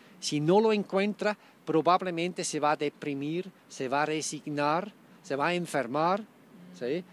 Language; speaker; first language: Spanish; non-native, fluent; German